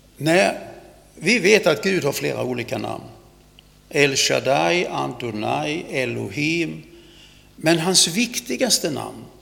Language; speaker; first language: Swedish; native; Swedish